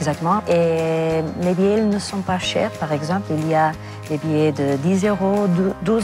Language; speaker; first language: French; non-native, fluent; Portuguese